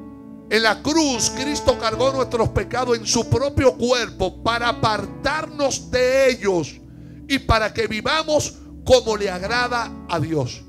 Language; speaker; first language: Spanish; native; Spanish